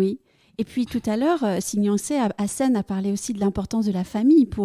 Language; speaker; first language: French; native; French